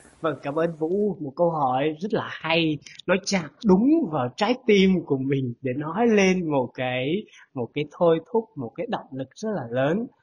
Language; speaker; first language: Vietnamese; non-native, local second language; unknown